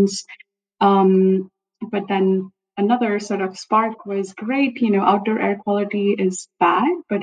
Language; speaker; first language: English; non-native, local second language; Hindi